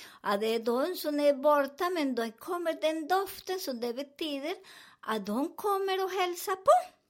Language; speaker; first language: Swedish; non-native, learner; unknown